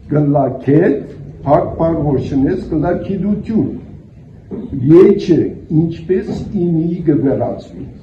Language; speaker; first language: Armenian; early bilingual, heritage; Armenian